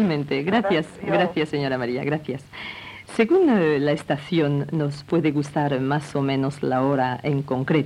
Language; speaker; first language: Spanish; non-native, local second language; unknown